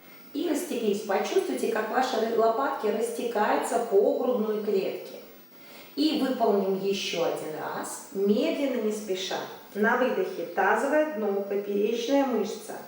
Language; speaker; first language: Russian; native; Russian